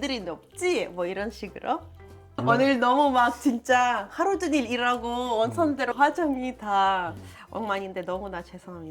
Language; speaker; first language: Korean; non-native, fluent; Ukrainian